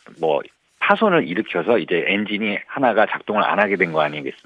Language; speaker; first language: Korean; native; Korean